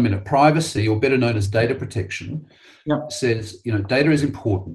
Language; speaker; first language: English; native; English